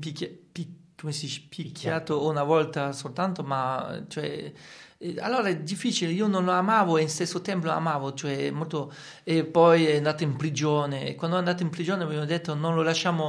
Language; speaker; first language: Italian; non-native, fluent; French